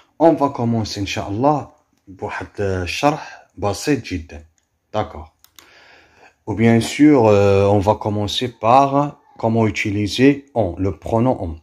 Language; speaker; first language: French; non-native, local second language; Arabic